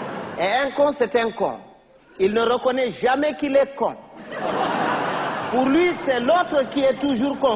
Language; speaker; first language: French; non-native, local second language; Fula